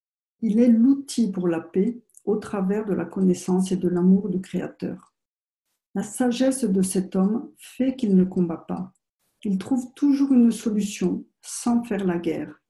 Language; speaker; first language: French; native; French